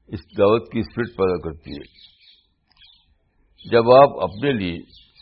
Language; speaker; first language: Urdu; native; Urdu